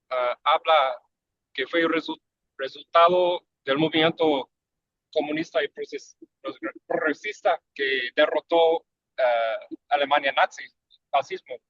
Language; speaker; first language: Spanish; early bilingual, heritage; English